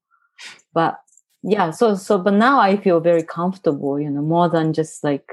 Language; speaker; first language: English; non-native, fluent; Japanese